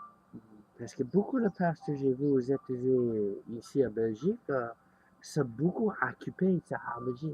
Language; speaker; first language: French; non-native, learner; English